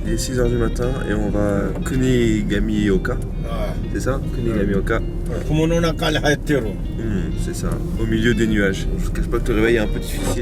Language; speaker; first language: French; native; French